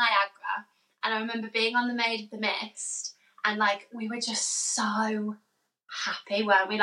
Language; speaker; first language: English; native; English